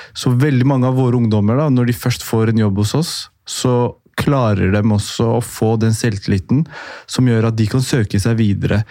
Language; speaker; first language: Norwegian; early bilingual, other home language; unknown